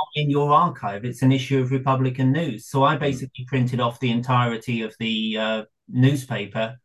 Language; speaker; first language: English; native; English